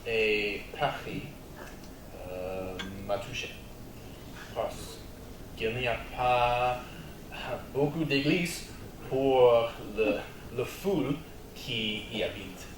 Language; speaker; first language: French; non-native, learner; English